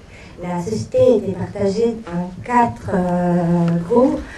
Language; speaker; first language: French; non-native, fluent; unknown